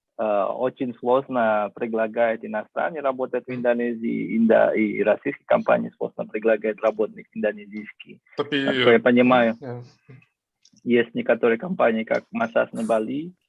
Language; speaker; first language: Russian; non-native, learner; Indonesian